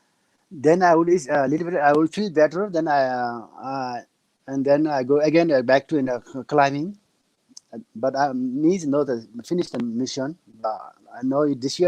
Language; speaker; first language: English; non-native, learner; Nepali